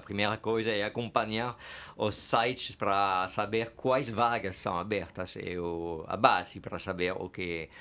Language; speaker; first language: Portuguese; non-native, fluent; French